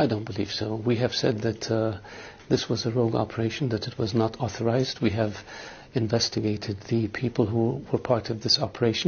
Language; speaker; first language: English; non-native, fluent; Arabic